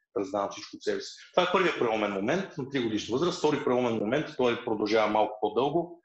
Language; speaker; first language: Bulgarian; early bilingual, other home language; Russian